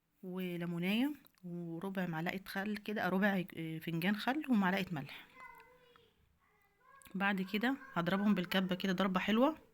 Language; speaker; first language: Arabic; native; Arabic